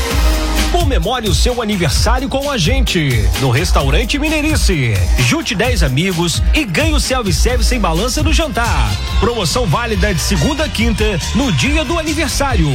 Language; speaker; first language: Portuguese; native; Portuguese